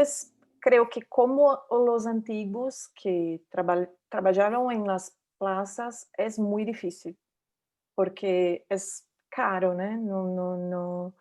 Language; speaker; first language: Spanish; non-native, learner; Portuguese